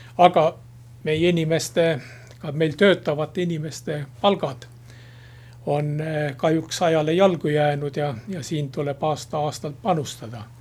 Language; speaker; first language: Estonian; native; Estonian